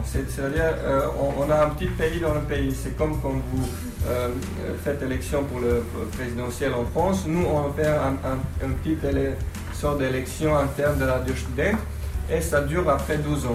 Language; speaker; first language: French; non-native, fluent; Slovenian